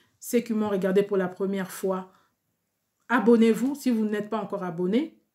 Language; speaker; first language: French; non-native, local second language; Lingala